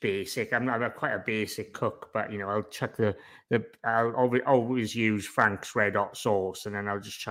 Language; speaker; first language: English; native; English